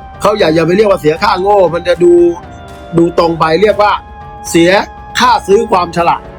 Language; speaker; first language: Thai; native; Thai